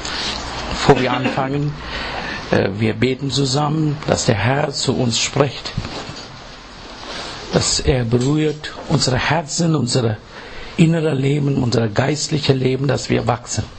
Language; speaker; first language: German; non-native, learner; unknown